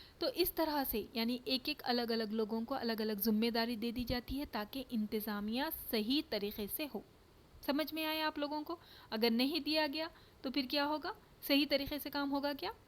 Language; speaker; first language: Urdu; native; Urdu